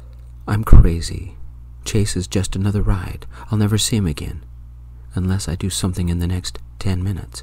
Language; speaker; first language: English; native; English